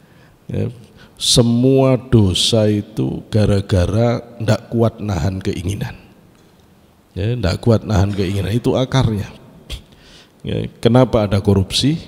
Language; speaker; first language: Indonesian; native; Indonesian